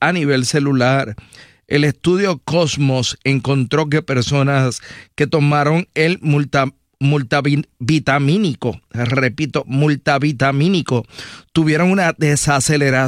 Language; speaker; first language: Spanish; native; Spanish